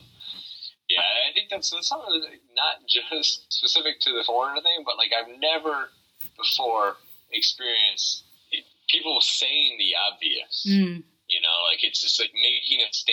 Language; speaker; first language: English; native; English